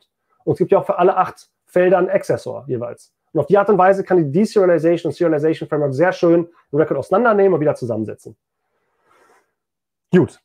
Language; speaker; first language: German; native; German